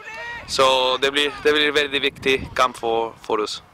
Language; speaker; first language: Norwegian; non-native, learner; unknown